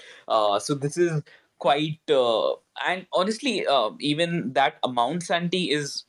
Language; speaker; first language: English; non-native, local second language; Hindi